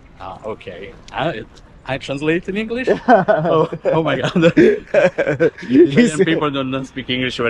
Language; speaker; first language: English; non-native, learner; Italian